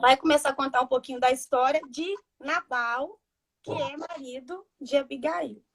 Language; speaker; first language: Portuguese; native; Portuguese